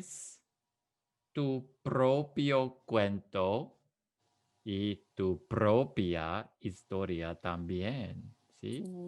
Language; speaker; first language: Spanish; non-native, fluent; English